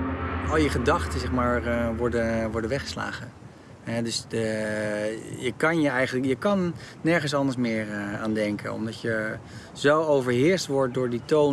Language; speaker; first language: Dutch; native; Dutch